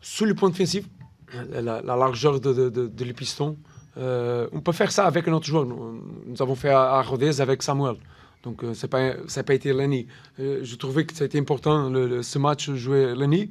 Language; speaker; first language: French; non-native, learner; Portuguese